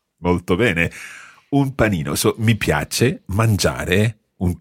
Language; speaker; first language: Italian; non-native, fluent; English